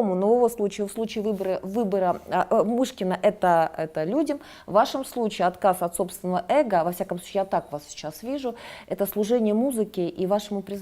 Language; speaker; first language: Russian; native; Russian